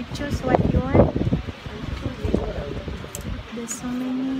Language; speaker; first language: English; non-native, local second language; Filipino